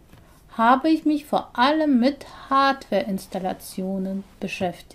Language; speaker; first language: German; non-native, fluent; Persian